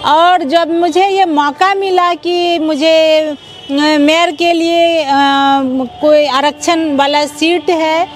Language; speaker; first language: Hindi; native; Hindi